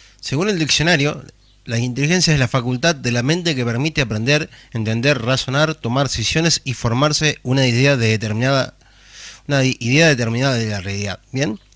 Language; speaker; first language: Spanish; native; Spanish